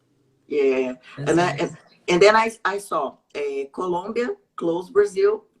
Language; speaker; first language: English; non-native, learner; Portuguese